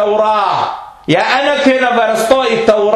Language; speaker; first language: Danish; non-native, fluent; Arabic